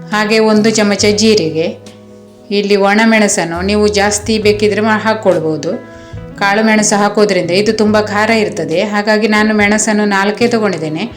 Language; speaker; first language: Kannada; non-native, local second language; Konkani